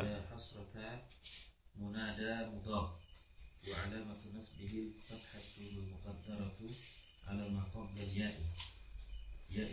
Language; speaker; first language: Arabic; non-native, learner; Indonesian